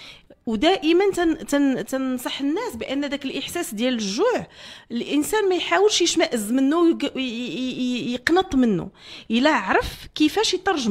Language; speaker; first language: Arabic; native; Arabic